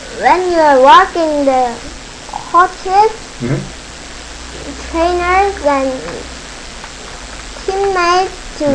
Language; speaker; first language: English; non-native, learner; Korean